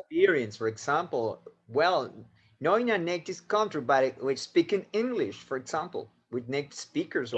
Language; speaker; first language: English; non-native, fluent; Spanish